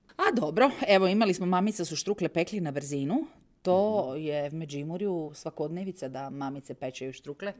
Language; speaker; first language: Croatian; native; Croatian